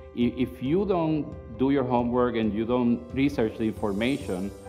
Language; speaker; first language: English; non-native, local second language; Spanish